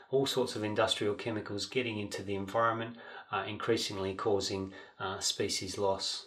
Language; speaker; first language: English; native; English